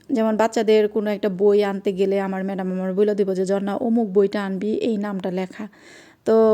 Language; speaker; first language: Bangla; native; Bangla